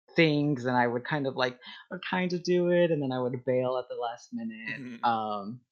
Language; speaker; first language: English; native; English